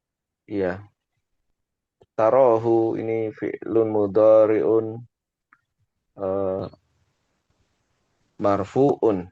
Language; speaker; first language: Arabic; non-native, learner; Indonesian